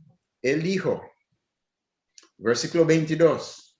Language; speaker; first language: Spanish; non-native, fluent; English